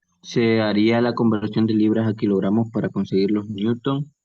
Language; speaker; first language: Spanish; native; Spanish